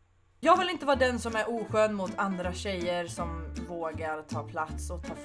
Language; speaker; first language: Swedish; native; Swedish